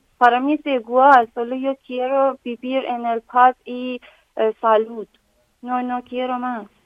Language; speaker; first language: Spanish; non-native, learner; Persian